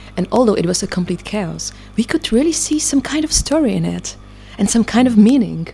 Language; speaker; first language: English; non-native, fluent; Czech